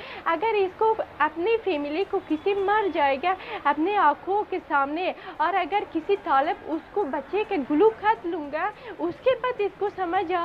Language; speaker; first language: Hindi; non-native, learner; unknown